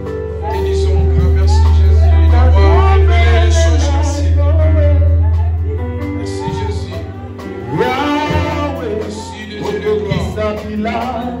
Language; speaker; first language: French; non-native, local second language; Lingala